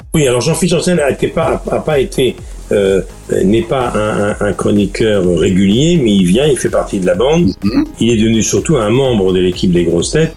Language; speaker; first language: French; native; French